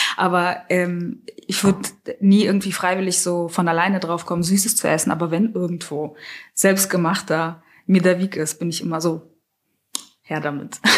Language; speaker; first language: German; early bilingual, other home language; Russian